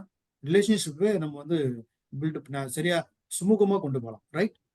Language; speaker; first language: Tamil; native; Tamil